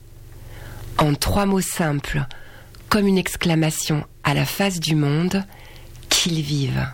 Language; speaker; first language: French; native; French